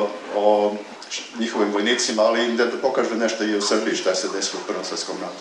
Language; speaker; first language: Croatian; early bilingual, heritage; Serbian